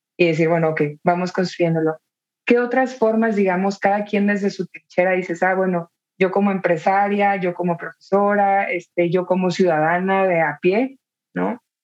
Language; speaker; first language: Spanish; native; Spanish